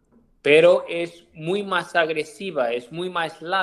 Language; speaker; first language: Spanish; non-native, learner; Portuguese